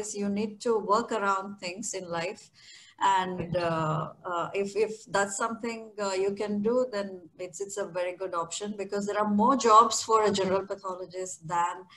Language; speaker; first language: English; non-native, local second language; Kannada